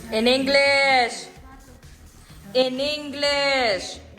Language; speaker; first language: English; non-native, fluent; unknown